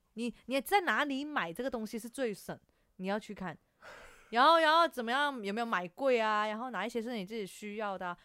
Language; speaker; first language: Chinese; non-native, local second language; Cantonese